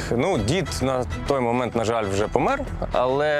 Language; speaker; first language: Ukrainian; native; Ukrainian